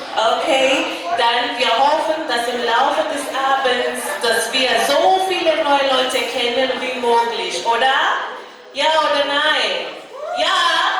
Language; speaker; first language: German; non-native, fluent; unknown